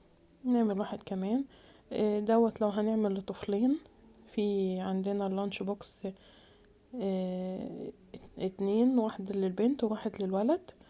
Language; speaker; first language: Arabic; native; Arabic